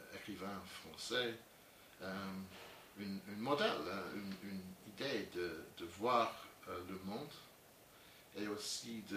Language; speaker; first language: French; non-native, learner; English